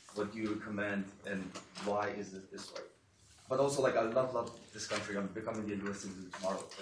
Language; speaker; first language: English; non-native, fluent; Persian